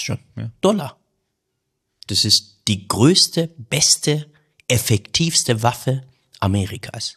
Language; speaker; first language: German; non-native, fluent; Persian